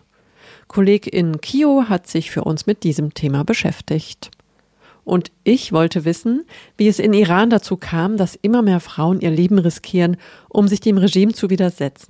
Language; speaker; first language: German; native; German